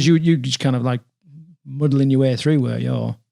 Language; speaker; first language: English; native; English